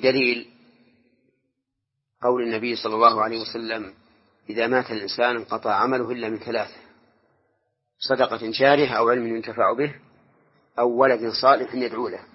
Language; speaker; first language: Arabic; native; Arabic